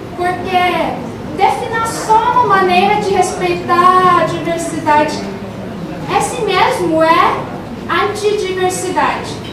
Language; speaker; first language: Portuguese; non-native, fluent; Korean